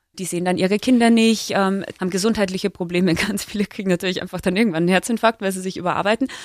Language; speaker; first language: German; native; German